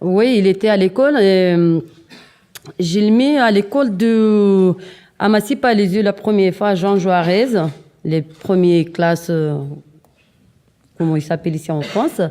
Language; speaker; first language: French; non-native, learner; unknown